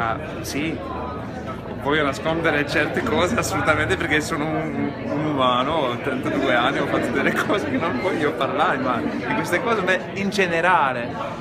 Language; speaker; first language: Italian; non-native, fluent; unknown